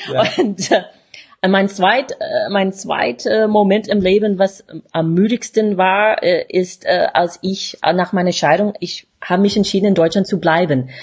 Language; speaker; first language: German; non-native, fluent; English